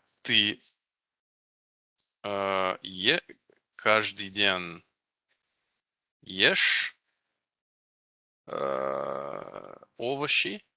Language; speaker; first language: Russian; non-native, fluent; English